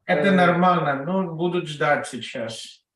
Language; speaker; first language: Russian; non-native, fluent; Telugu